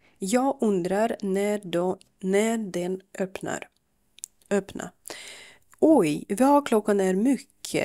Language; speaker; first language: Swedish; non-native, fluent; Ukrainian